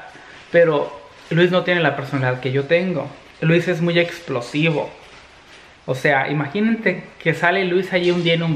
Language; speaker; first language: Spanish; native; Spanish